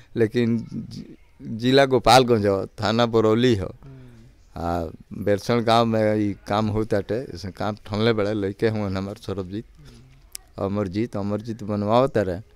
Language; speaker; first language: Hindi; native; Hindi